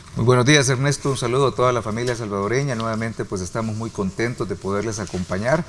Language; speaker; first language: Spanish; native; Spanish